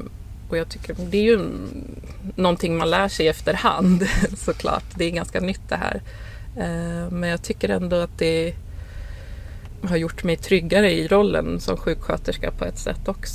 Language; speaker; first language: Swedish; native; Swedish